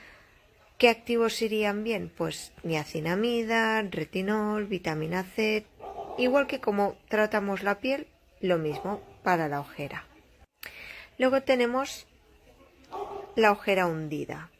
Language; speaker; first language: Spanish; native; Spanish